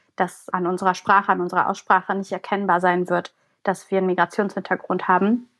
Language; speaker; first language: German; early bilingual, other home language; Bulgarian